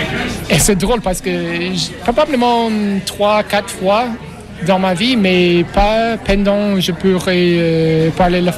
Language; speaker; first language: French; non-native, learner; English